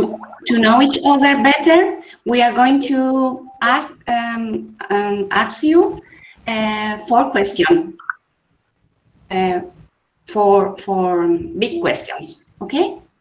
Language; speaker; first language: English; non-native, fluent; Spanish